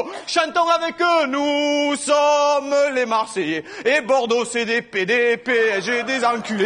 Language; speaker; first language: French; native; French